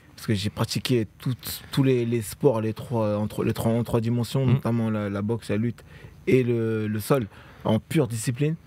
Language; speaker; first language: French; native; French